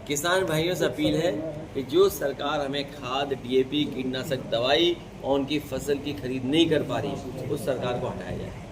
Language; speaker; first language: Hindi; native; Hindi